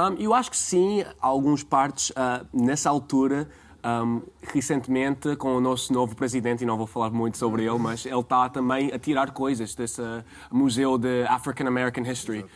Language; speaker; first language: Portuguese; non-native, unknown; English